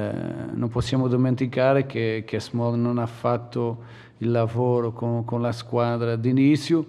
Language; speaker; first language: Italian; non-native, fluent; Portuguese